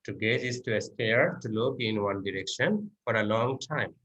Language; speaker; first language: English; non-native, local second language; Bangla